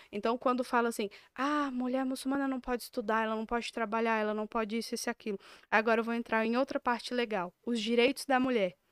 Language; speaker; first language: Portuguese; native; Portuguese